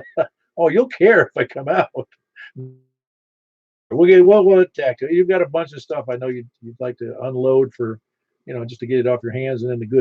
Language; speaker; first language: English; native; English